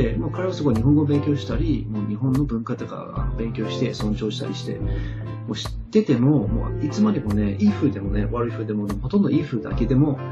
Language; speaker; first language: Japanese; non-native, fluent; English